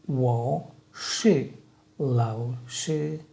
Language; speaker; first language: Chinese; non-native, learner; Russian